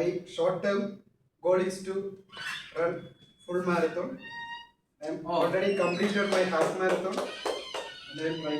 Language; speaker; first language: English; non-native, local second language; Malayalam